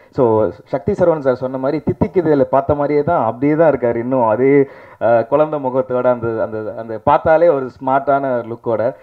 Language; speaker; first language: Tamil; native; Tamil